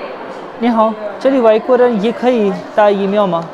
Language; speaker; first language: Chinese; non-native, learner; Urdu